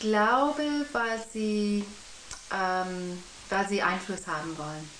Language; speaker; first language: German; non-native, fluent; English